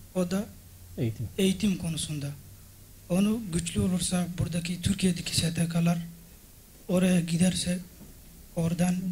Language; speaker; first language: Turkish; non-native, fluent; Somali